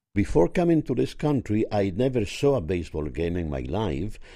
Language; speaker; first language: English; non-native, fluent; Spanish